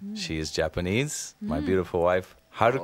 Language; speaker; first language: English; non-native, fluent; Spanish